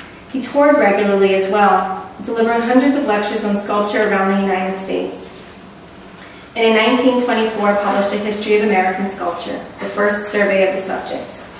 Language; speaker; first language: English; native; English